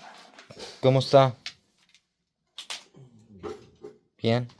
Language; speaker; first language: Spanish; early bilingual, heritage; Spanish